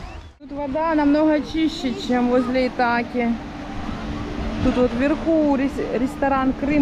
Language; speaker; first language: Russian; native; Russian